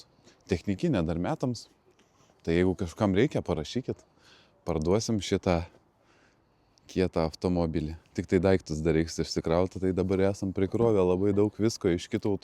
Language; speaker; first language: Lithuanian; native; Lithuanian